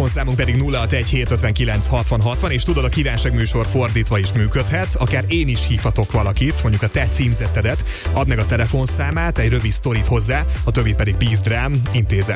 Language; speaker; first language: Hungarian; native; Hungarian